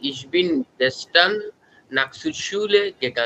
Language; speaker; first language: German; non-native, learner; Bangla